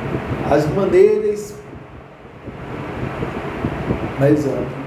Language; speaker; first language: Portuguese; native; Portuguese